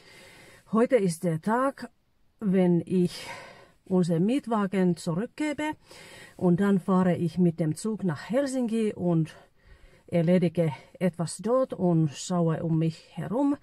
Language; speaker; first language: German; non-native, fluent; Finnish